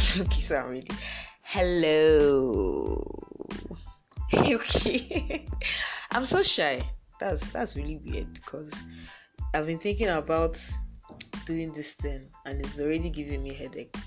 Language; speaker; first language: English; non-native, local second language; Igbo